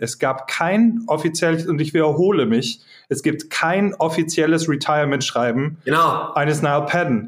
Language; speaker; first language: German; native; German